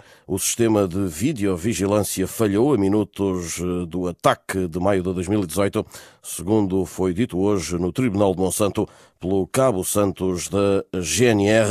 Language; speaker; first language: Portuguese; native; Portuguese